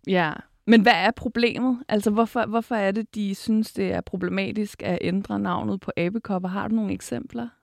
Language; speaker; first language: Danish; early bilingual, other home language; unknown